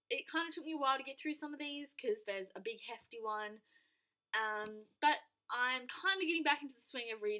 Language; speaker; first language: English; native; English